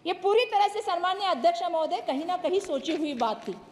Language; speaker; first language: Hindi; non-native, local second language; Marathi